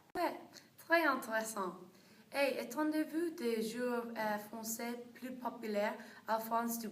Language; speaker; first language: French; non-native, learner; English